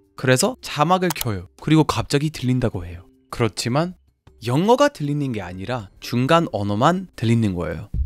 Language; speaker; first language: Korean; non-native, fluent; English